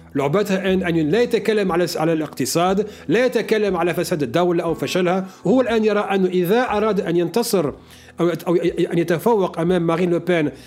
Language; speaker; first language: Arabic; early bilingual, heritage; Arabic